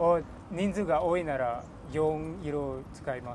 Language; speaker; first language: Japanese; non-native, learner; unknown